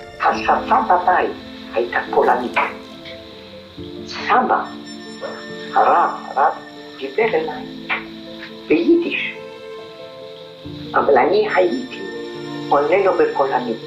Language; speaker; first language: Hebrew; non-native, fluent; Polish